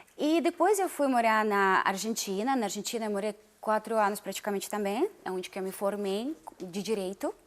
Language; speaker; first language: Portuguese; non-native, fluent; Russian